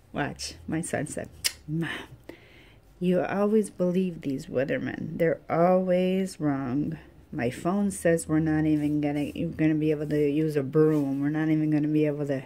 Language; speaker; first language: English; native; English